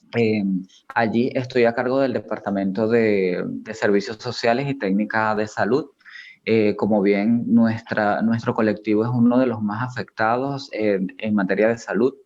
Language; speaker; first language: Spanish; native; Spanish